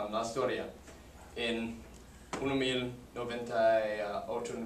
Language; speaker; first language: Spanish; non-native, learner; English